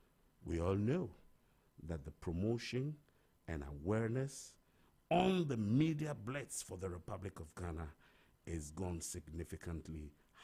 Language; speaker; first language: English; non-native, local second language; Akan